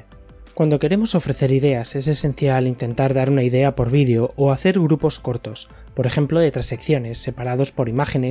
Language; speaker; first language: Spanish; native; Spanish